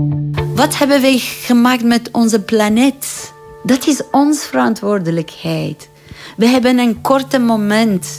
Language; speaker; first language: Dutch; non-native, fluent; Persian